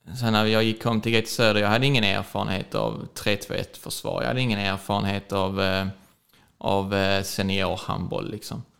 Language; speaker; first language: Swedish; native; Swedish